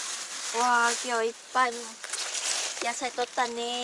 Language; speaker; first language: Japanese; non-native, learner; Vietnamese